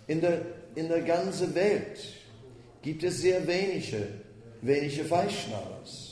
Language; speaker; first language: German; non-native, fluent; Dutch